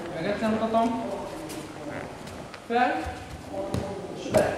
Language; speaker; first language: Hungarian; non-native, learner; Japanese